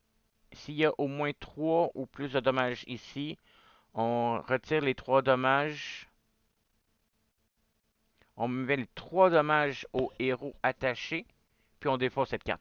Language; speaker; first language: French; native; French